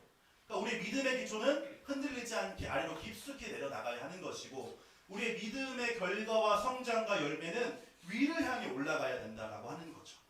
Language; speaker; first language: Korean; native; Korean